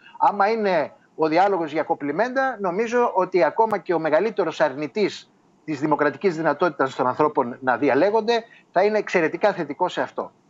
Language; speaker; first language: Greek; native; Greek